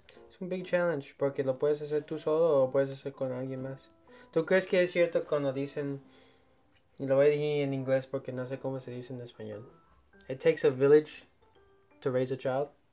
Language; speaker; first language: Spanish; early bilingual, heritage; Spanish